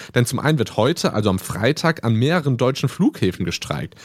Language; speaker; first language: German; native; German